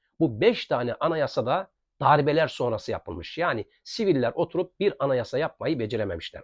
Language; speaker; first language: Turkish; native; Turkish